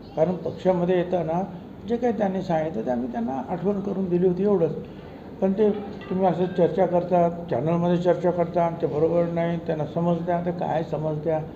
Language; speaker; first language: Marathi; native; Marathi